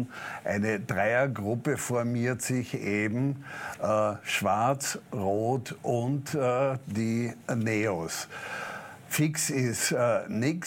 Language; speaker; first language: German; native; German